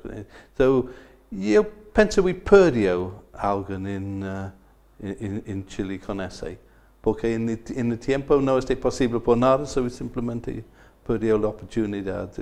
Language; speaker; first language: Spanish; non-native, learner; English